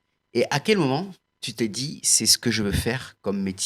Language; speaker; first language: French; native; French